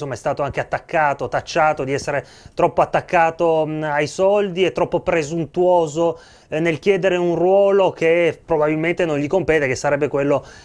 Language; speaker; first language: Italian; native; Italian